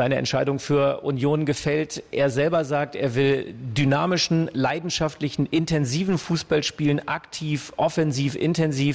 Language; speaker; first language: German; native; German